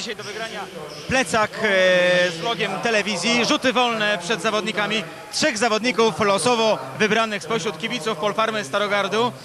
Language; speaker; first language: Polish; native; Polish